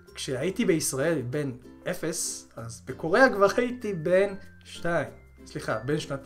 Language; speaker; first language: Hebrew; early bilingual, other home language; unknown